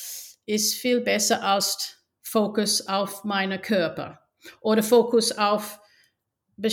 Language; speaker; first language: German; non-native, fluent; English